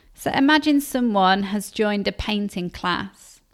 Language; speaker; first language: English; native; English